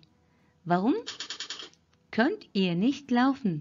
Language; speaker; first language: German; non-native, fluent; Turkish